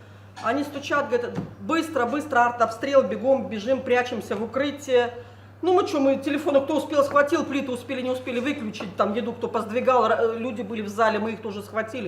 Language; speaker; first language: Russian; native; Russian